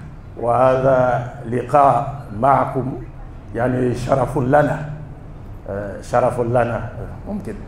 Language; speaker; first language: Arabic; non-native, fluent; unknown